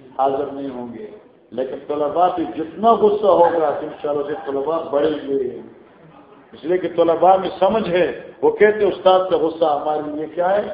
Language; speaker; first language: Urdu; non-native, local second language; Northern Hindko